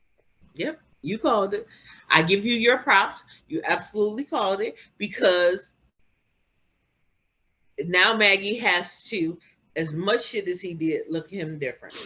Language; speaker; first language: English; native; English